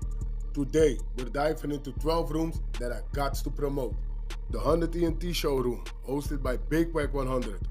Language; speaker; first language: English; native; English